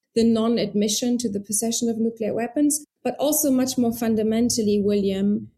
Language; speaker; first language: English; non-native, fluent; German